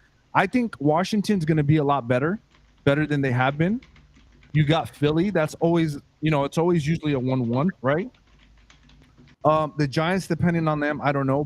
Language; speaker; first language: English; native; English